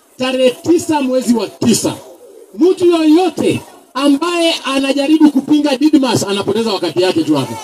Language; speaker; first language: Swahili; non-native, local second language; Luyia